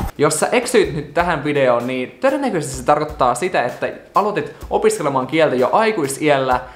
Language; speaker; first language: Finnish; non-native, fluent; Russian